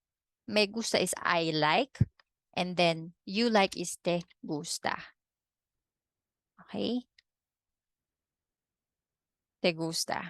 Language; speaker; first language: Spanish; non-native, fluent; Filipino